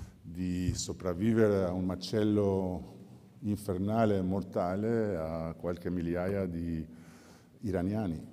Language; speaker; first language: Italian; non-native, fluent; Albanian